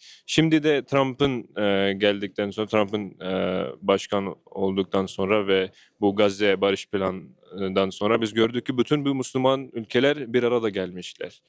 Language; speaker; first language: Turkish; non-native, fluent; Urdu